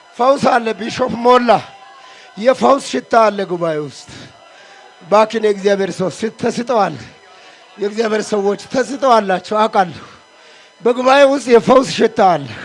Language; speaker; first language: Amharic; non-native, local second language; Wolaytta